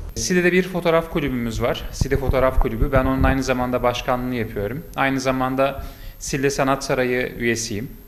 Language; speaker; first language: Turkish; native; Turkish